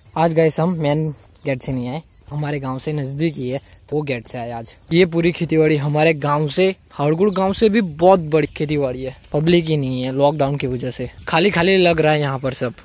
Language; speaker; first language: Hindi; non-native, local second language; Gujarati